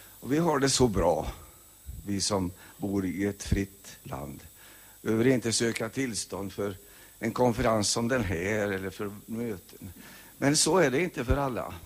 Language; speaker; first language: Swedish; early bilingual, heritage; Swedish